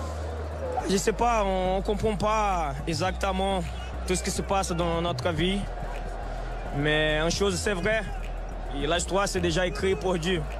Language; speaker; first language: French; non-native, fluent; Portuguese